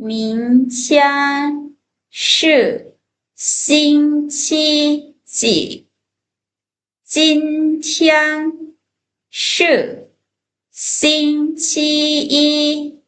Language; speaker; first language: Chinese; non-native, fluent; Lao